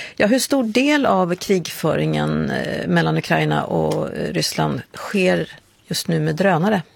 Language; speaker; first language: Swedish; native; Swedish